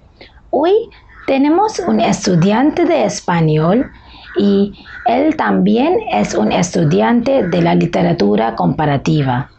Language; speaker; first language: Spanish; non-native, learner; Bangla